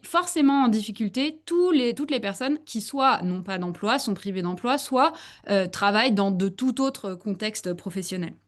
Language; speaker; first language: French; native; French